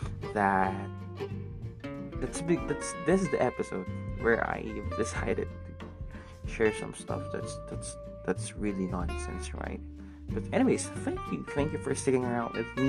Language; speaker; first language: English; non-native, local second language; Filipino